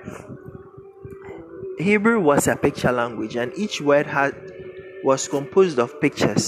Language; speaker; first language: English; non-native, local second language; Akan